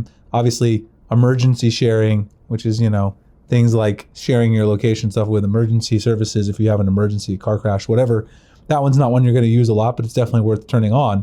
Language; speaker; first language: English; native; English